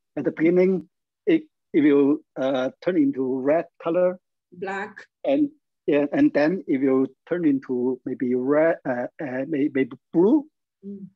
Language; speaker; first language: English; non-native, learner; Chinese